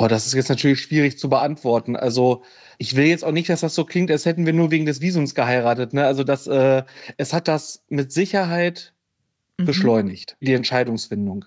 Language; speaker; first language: German; native; German